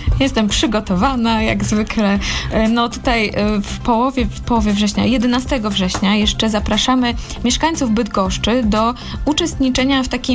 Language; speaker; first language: Polish; native; Polish